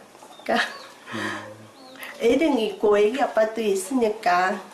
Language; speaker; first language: Korean; non-native, learner; Vietnamese